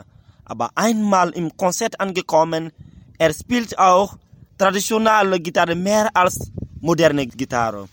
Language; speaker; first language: German; non-native, learner; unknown